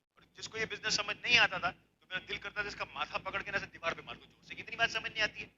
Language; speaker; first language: Hindi; native; Hindi